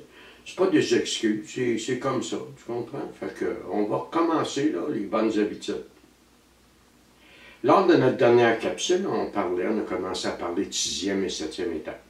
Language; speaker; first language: French; native; French